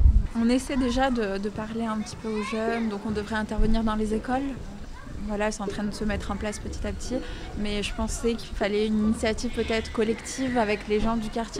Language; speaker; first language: French; native; French